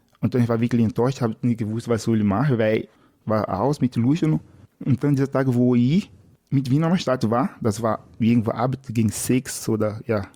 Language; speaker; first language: German; non-native, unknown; Portuguese